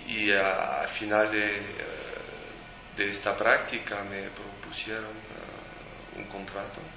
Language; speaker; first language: Spanish; non-native, fluent; French